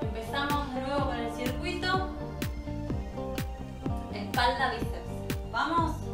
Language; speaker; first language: Spanish; native; Spanish